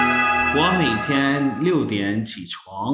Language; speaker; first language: Chinese; non-native, fluent; Urdu